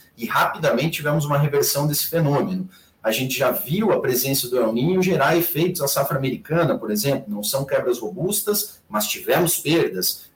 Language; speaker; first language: Portuguese; native; Portuguese